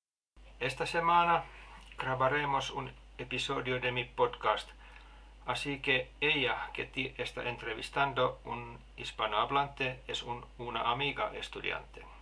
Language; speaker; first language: Spanish; non-native, learner; Finnish